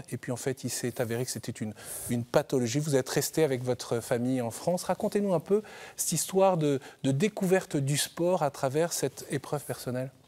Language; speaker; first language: French; native; French